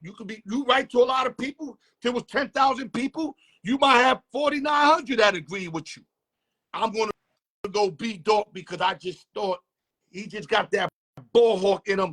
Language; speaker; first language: English; native; English